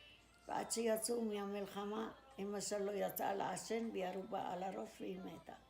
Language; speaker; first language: Hebrew; non-native, fluent; Arabic